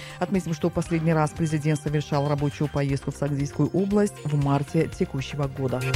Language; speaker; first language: Russian; non-native, local second language; Tajik